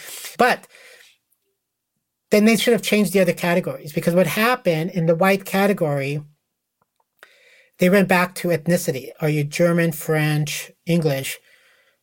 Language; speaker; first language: English; native; English